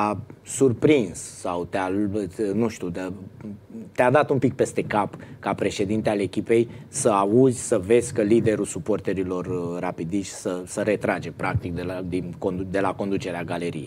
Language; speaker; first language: Romanian; native; Romanian